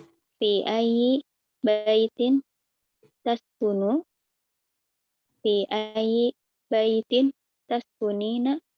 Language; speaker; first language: Arabic; non-native, learner; Indonesian